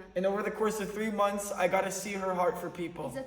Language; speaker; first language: English; native; English